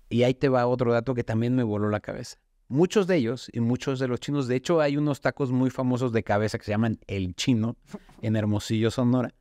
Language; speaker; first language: Spanish; native; Spanish